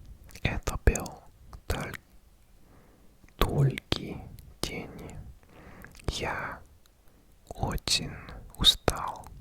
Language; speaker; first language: Russian; non-native, learner; English